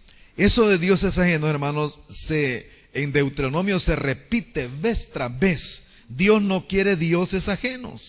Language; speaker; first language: Spanish; native; Spanish